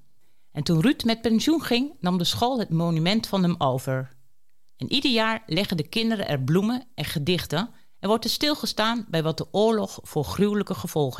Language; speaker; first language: Dutch; native; Dutch